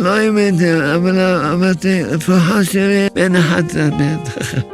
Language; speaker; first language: Hebrew; early bilingual, other home language; Arabic